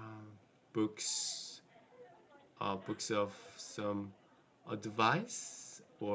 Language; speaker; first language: English; non-native, learner; Korean